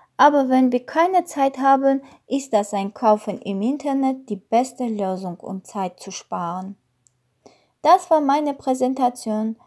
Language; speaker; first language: German; non-native, learner; Armenian